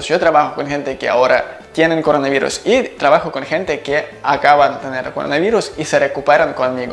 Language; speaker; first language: Spanish; non-native, learner; Ukrainian